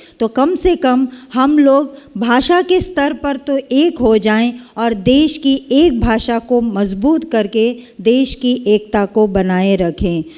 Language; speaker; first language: Hindi; non-native, local second language; Kannada